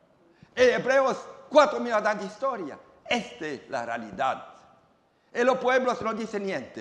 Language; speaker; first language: Spanish; non-native, learner; Romanian